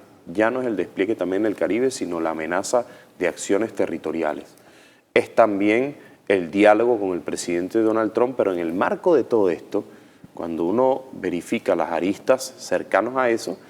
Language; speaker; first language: Spanish; native; Spanish